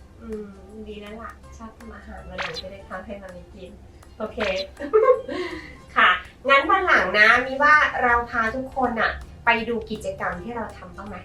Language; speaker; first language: Thai; native; Thai